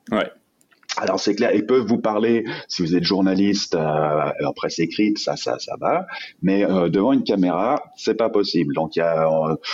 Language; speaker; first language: French; native; French